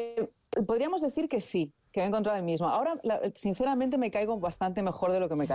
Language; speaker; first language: Spanish; native; Spanish